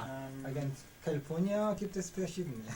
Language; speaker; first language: German; non-native, learner; Korean